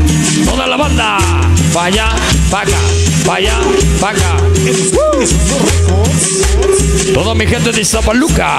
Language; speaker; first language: Spanish; native; Spanish